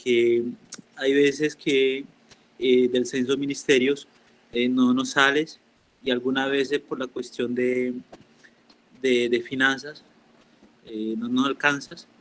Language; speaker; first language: Spanish; non-native, local second language; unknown